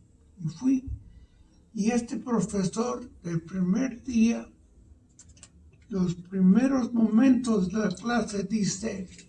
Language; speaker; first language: Spanish; early bilingual, heritage; Spanish